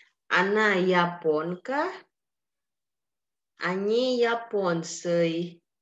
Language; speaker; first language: Russian; non-native, fluent; Indonesian